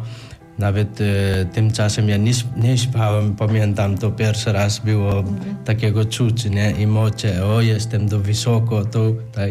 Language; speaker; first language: Polish; non-native, learner; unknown